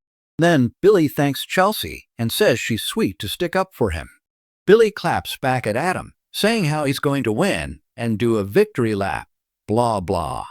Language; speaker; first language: English; native; English